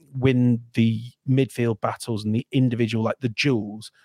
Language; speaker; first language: English; native; English